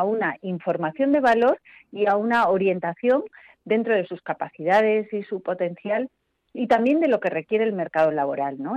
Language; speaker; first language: Spanish; native; Spanish